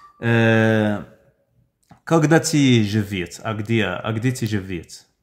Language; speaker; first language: Russian; non-native, learner; Arabic